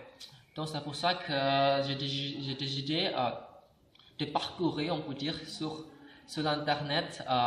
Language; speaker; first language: French; non-native, learner; Indonesian